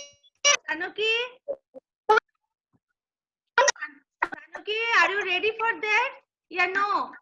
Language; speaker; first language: English; non-native, local second language; Bangla